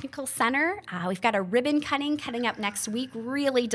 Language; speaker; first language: English; native; English